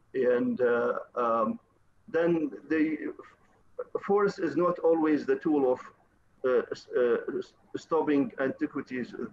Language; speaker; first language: English; non-native, fluent; Arabic